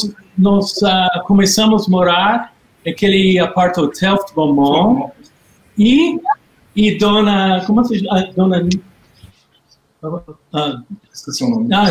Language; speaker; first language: Portuguese; non-native, learner; English